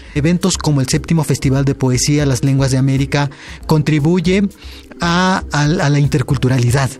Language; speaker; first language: Spanish; non-native, local second language; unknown